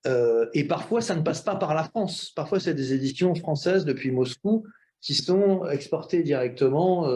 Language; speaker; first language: French; native; French